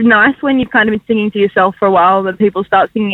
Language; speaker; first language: English; native; English